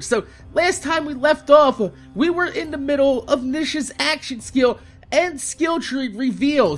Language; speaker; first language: English; native; English